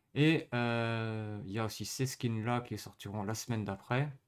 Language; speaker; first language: French; native; French